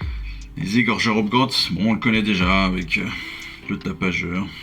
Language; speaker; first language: French; native; French